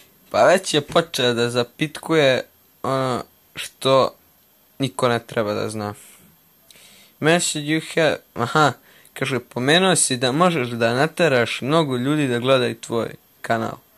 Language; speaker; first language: Serbian; native; Serbian